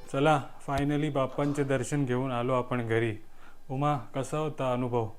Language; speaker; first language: Marathi; native; Marathi